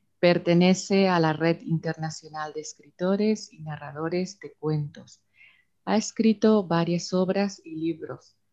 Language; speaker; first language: Spanish; native; Spanish